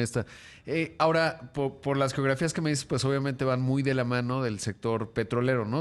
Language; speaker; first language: Spanish; native; Spanish